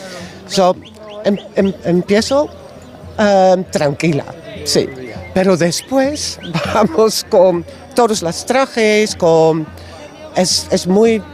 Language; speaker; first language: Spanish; non-native, learner; Dutch